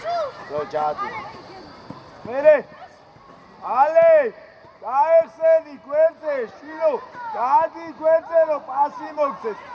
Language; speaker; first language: Georgian; native; Georgian